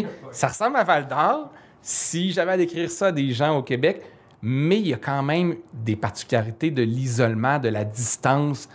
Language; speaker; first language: French; native; French